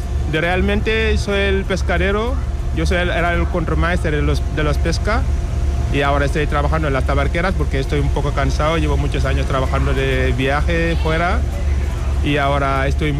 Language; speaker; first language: Spanish; non-native, learner; Wolof